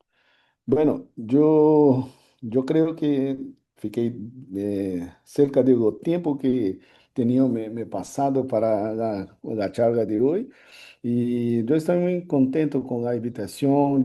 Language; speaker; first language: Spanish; non-native, learner; Portuguese